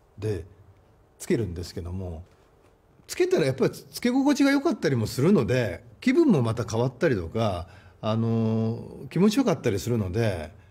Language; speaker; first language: Japanese; native; Japanese